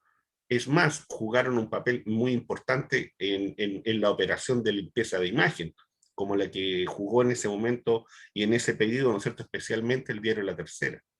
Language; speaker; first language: Spanish; native; Spanish